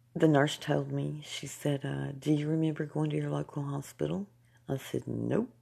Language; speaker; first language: English; native; English